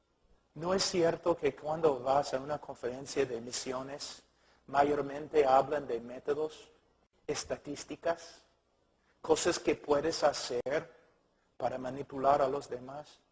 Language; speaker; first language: Spanish; non-native, fluent; English